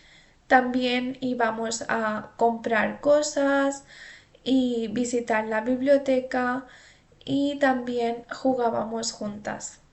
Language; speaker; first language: Spanish; non-native, fluent; Urdu